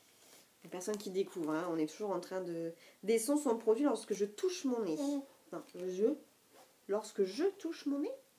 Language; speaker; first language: French; native; French